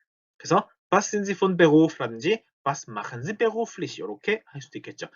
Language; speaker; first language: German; non-native, fluent; Korean